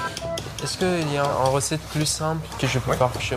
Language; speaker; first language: French; non-native, learner; Persian